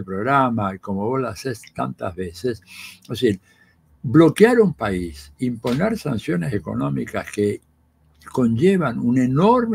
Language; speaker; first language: Spanish; native; Spanish